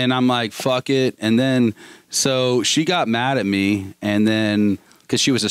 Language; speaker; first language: English; native; English